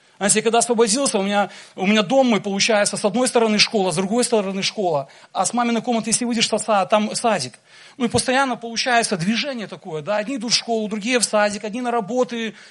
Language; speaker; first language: Russian; native; Russian